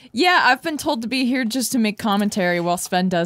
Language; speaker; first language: English; native; English